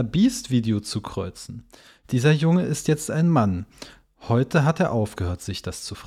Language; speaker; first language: German; native; German